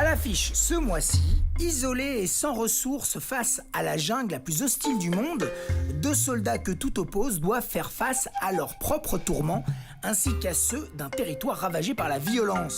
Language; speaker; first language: French; native; French